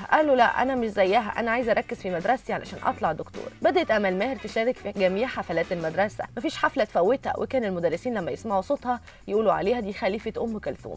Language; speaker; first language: Arabic; native; Arabic